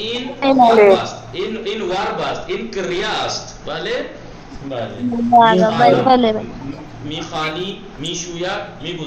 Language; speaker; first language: Persian; non-native, fluent; Urdu